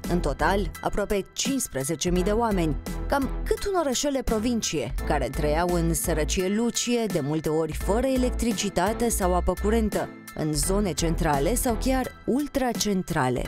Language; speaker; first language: Romanian; native; Romanian